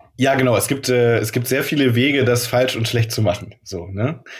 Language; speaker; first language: German; native; German